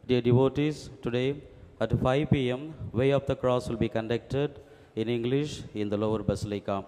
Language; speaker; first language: English; non-native, local second language; Tamil